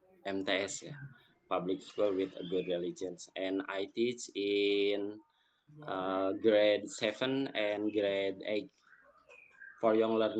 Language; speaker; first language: English; non-native, fluent; Indonesian